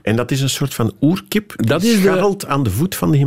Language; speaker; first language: Dutch; native; Dutch